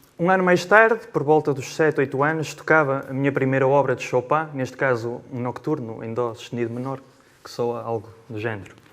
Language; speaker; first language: Portuguese; native; Portuguese